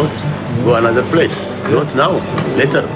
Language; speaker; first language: English; non-native, learner; Amharic